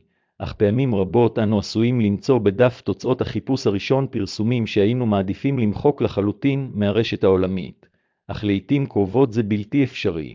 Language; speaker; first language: Hebrew; native; Hebrew